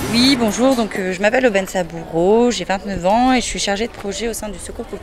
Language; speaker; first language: French; native; French